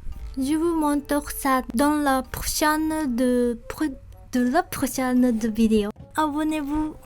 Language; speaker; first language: French; non-native, learner; Japanese